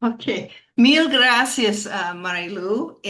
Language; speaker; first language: Spanish; non-native, fluent; English